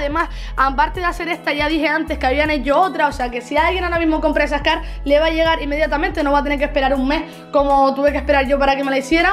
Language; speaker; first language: Spanish; native; Spanish